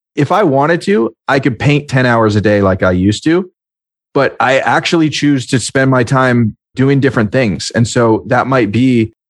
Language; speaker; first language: English; native; English